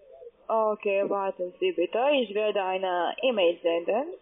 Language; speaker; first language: German; non-native, learner; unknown